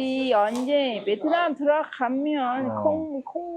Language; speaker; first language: Korean; non-native, learner; Vietnamese